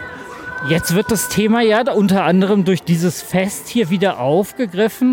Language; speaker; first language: German; native; German